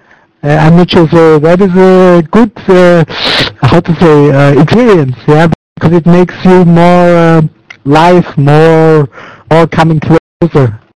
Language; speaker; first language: English; non-native, learner; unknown